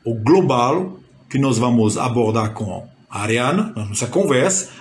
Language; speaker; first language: Portuguese; non-native, fluent; French